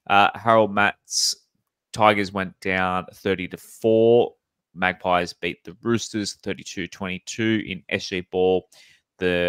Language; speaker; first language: English; native; English